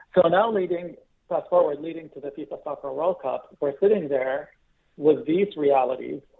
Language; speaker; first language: English; non-native, fluent; Arabic